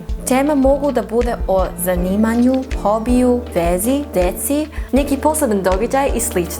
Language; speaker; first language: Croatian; non-native, learner; English